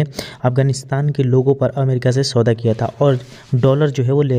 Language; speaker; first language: Hindi; native; Hindi